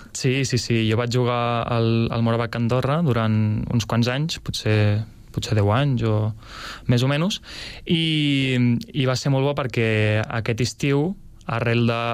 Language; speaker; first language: Catalan; native; Catalan